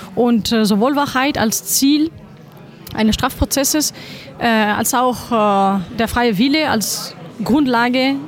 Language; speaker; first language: German; non-native, fluent; Greek